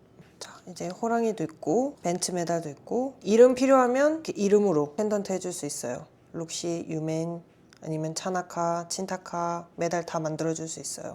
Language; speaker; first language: Korean; non-native, learner; Sinhala